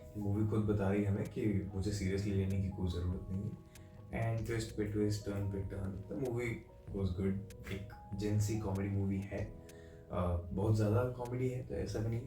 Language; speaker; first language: Hindi; native; Hindi